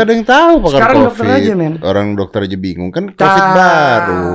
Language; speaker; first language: Indonesian; native; Indonesian